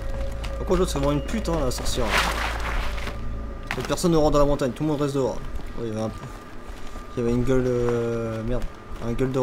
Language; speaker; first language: French; native; French